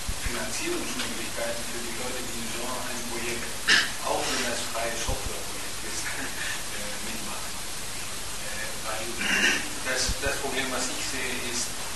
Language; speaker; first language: German; non-native, fluent; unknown